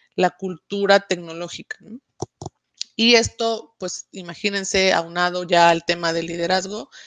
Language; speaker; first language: Spanish; native; Spanish